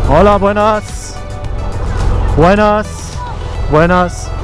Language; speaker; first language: Spanish; non-native, learner; German